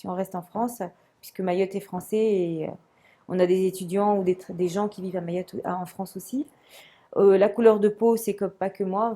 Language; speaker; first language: French; non-native, local second language; Comorian